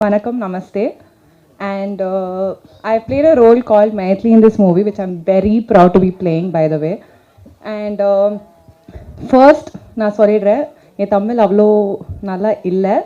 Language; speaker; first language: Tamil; non-native, learner; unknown